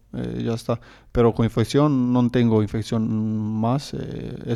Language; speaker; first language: Spanish; non-native, learner; Croatian